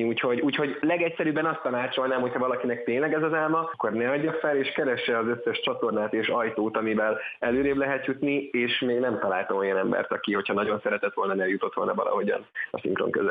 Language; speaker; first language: Hungarian; native; Hungarian